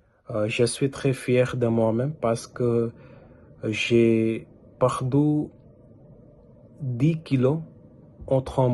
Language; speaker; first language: French; non-native, learner; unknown